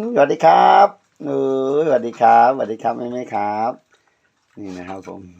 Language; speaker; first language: Thai; non-native, local second language; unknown